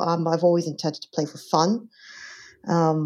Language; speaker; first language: English; non-native, local second language; Cantonese